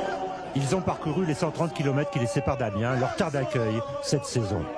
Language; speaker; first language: French; native; French